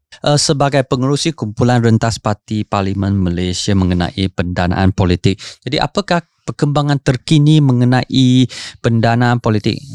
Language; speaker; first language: Malay; non-native, local second language; Chinese